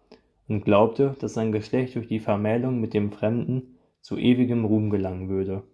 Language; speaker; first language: German; native; German